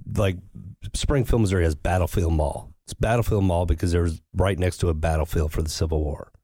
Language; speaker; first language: English; native; English